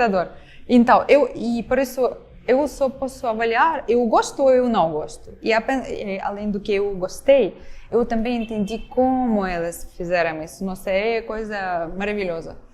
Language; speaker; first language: Portuguese; non-native, fluent; Ukrainian